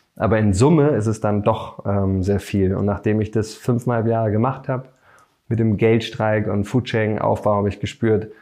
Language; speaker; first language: German; native; German